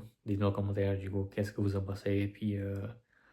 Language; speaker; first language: French; non-native, fluent; Albanian